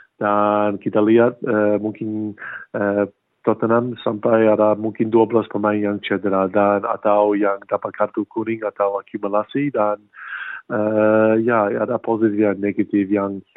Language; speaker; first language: Indonesian; early bilingual, heritage; English